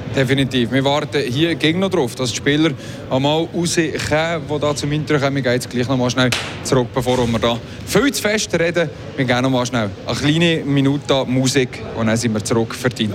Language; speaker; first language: German; native; German